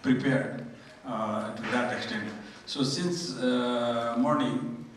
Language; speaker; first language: English; non-native, local second language; Nepali